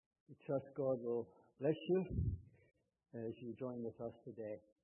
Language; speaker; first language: English; native; English